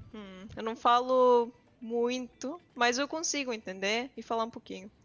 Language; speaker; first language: Portuguese; early bilingual, heritage; English